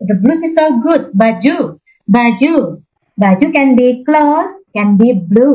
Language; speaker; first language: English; non-native, fluent; Indonesian